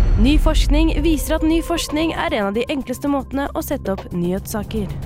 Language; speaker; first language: Norwegian; native; Norwegian